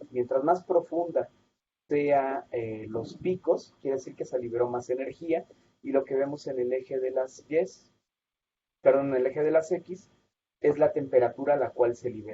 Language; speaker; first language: Spanish; native; Spanish